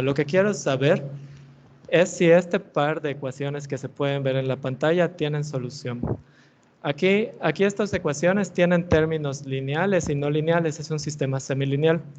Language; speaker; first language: Spanish; native; Spanish